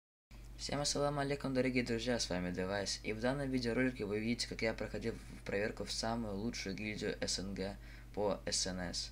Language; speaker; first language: Russian; native; Russian